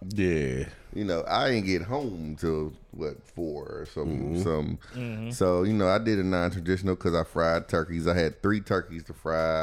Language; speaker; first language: English; native; English